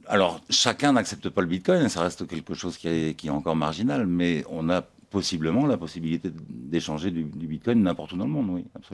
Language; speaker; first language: French; native; French